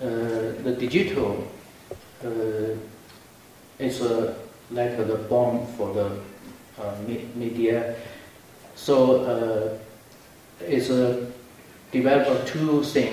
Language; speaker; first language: English; non-native, fluent; Chinese